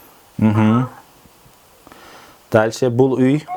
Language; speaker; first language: Russian; non-native, fluent; Kyrgyz